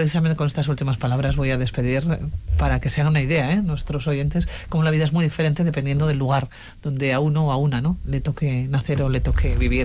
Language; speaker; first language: Spanish; native; Spanish